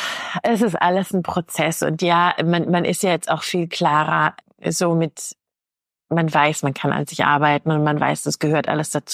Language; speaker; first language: German; native; German